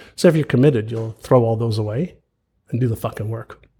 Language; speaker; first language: English; early bilingual, other home language; Hebrew